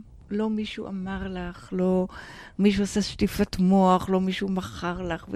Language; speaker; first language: Hebrew; non-native, fluent; English